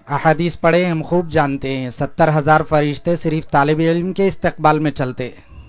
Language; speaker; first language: Urdu; native; Urdu